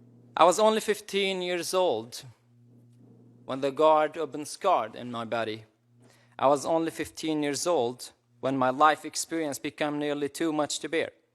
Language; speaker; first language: English; non-native, local second language; Arabic